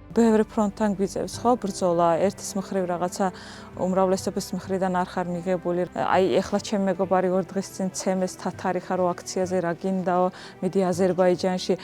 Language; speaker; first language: Georgian; non-native, local second language; Azerbaijani